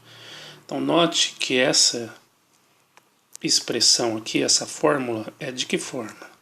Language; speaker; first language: Portuguese; native; Portuguese